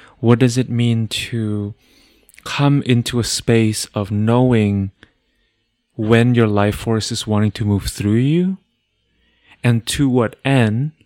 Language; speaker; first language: English; non-native, fluent; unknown